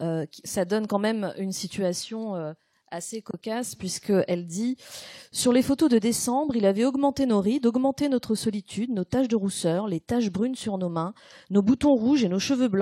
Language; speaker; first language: French; native; French